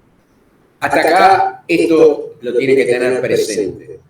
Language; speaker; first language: Spanish; native; Spanish